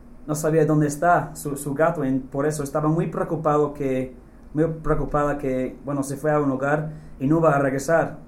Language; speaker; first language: Spanish; non-native, fluent; English